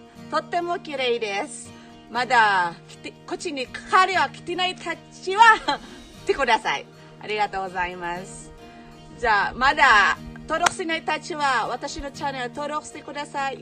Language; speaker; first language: Japanese; non-native, learner; Filipino